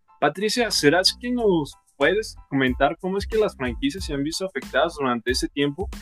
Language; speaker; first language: Spanish; native; Spanish